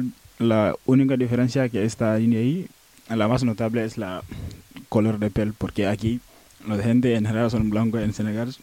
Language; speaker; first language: Spanish; non-native, local second language; Wolof